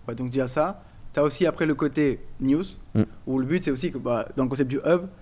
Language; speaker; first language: French; non-native, fluent; Portuguese